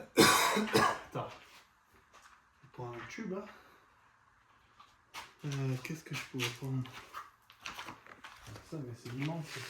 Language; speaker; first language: French; native; French